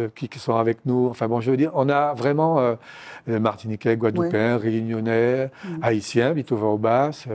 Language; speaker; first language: French; native; French